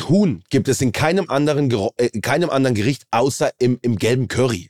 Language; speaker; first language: German; native; German